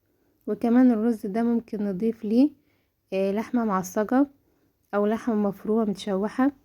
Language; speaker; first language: Arabic; native; Arabic